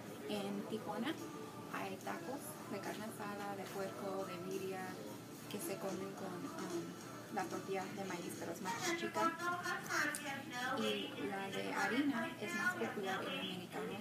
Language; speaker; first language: Spanish; early bilingual, heritage; Spanish